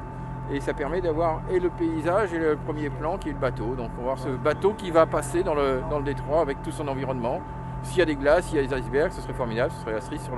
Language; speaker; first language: French; native; French